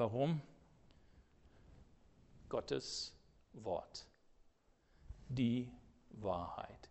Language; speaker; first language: German; non-native, fluent; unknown